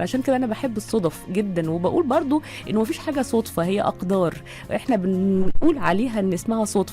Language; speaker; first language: Arabic; native; Arabic